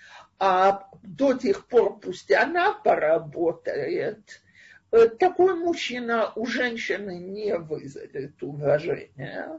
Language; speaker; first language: Russian; native; Russian